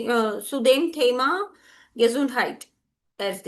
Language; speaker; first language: German; non-native, fluent; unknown